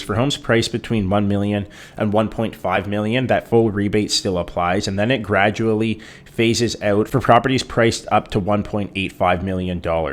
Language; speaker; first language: English; native; English